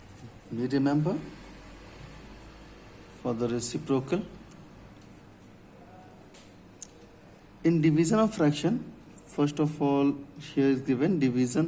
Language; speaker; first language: English; non-native, local second language; Hindi